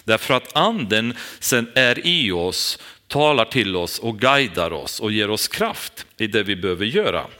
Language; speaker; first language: Swedish; non-native, fluent; Romanian